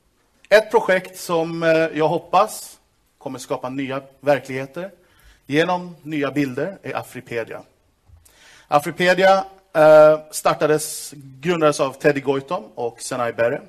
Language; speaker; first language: Swedish; native; Swedish